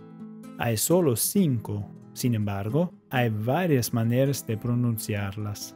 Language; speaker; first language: Spanish; non-native, fluent; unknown